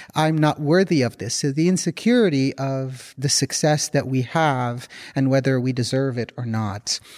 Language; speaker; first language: English; non-native, fluent; Arabic